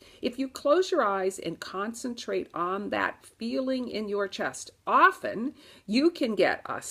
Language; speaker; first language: English; native; English